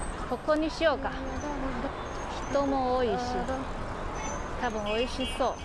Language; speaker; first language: Japanese; non-native, fluent; Chinese